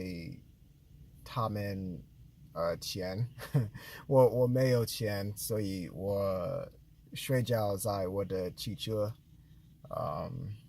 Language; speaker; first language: Chinese; non-native, learner; English